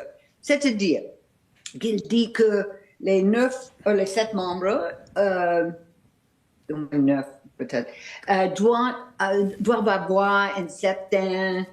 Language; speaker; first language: French; non-native, fluent; English